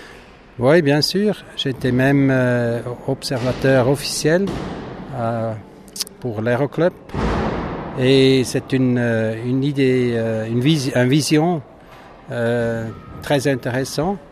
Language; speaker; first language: French; non-native, fluent; German